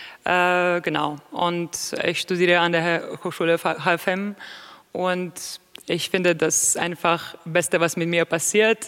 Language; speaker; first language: German; non-native, fluent; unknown